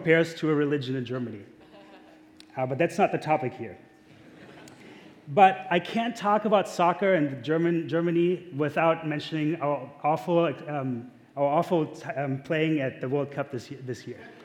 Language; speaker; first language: English; non-native, fluent; German